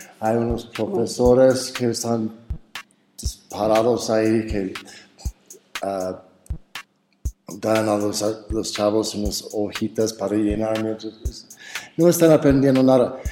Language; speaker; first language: Spanish; non-native, fluent; English